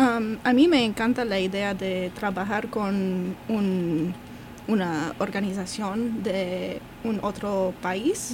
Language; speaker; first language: Spanish; non-native, learner; English